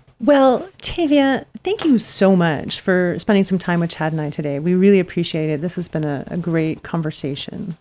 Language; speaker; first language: English; native; English